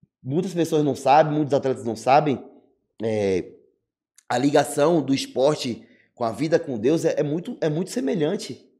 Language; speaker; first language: Portuguese; native; Portuguese